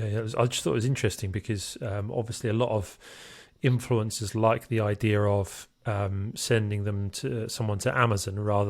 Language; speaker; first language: English; native; English